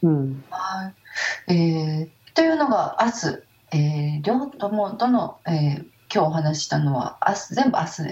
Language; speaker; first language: Japanese; native; Japanese